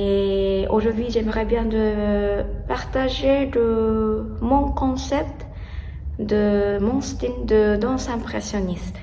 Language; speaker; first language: French; non-native, learner; Japanese